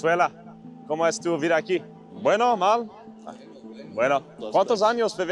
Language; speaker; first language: Spanish; non-native, learner; English